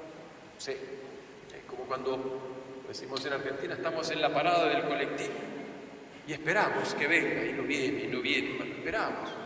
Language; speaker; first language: Spanish; native; Spanish